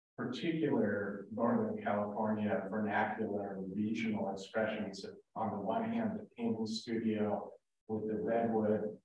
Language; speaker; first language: English; native; English